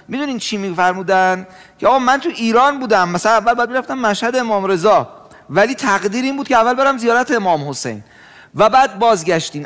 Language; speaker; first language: Persian; native; Persian